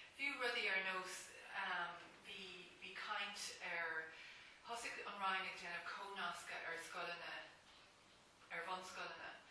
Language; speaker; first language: Irish; non-native, local second language; English